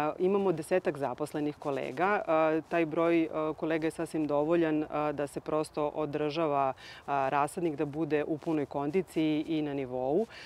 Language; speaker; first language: Croatian; native; Croatian